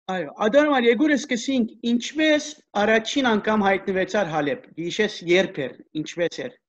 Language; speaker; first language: Armenian; early bilingual, heritage; Armenian